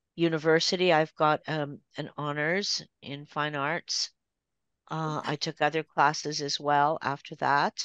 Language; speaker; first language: English; native; English